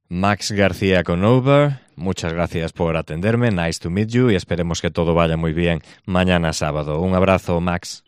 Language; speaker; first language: Spanish; native; Spanish